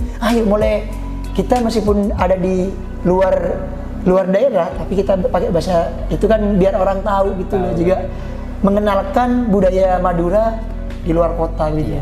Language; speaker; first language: Indonesian; native; Indonesian